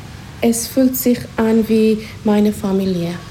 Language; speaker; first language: German; non-native, learner; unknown